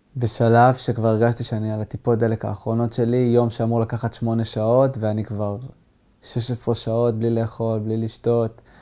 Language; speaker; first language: Hebrew; non-native, local second language; Arabic